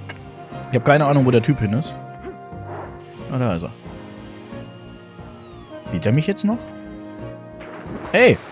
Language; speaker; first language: German; native; German